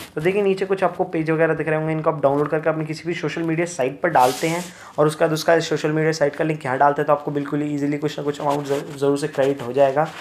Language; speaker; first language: Hindi; native; Hindi